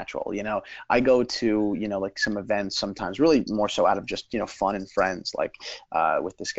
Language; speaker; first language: English; native; English